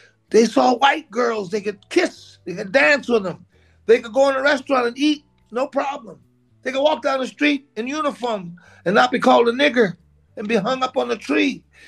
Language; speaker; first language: English; native; English